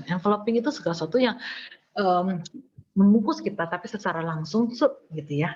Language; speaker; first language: Indonesian; native; Indonesian